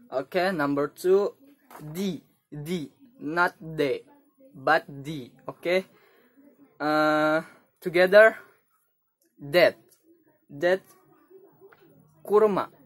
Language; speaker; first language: English; non-native, learner; Indonesian